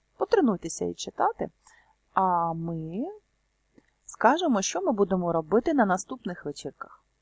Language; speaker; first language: Ukrainian; native; Ukrainian